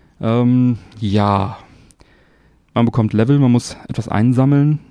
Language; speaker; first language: German; native; German